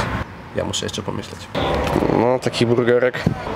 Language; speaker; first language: Polish; native; Polish